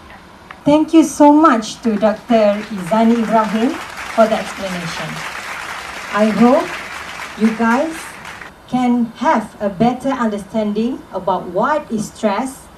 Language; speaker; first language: English; non-native, local second language; Malay